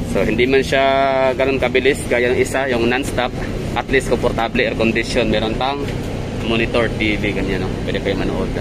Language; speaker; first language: Filipino; non-native, local second language; Cebuano